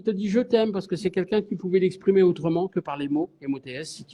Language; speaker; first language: French; native; French